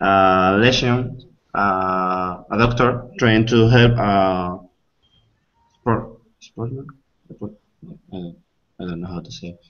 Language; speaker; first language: English; non-native, learner; Spanish